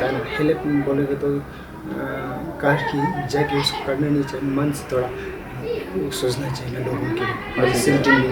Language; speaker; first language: Hindi; non-native, local second language; Ladakhi